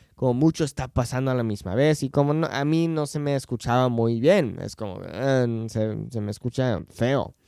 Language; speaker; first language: Spanish; non-native, fluent; English